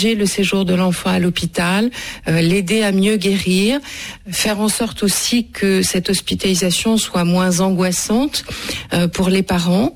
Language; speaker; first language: French; native; French